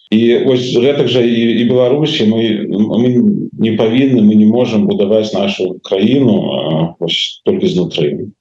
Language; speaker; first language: Belarusian; non-native, local second language; Russian